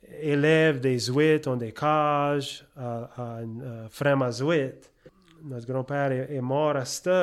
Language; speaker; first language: French; early bilingual, heritage; French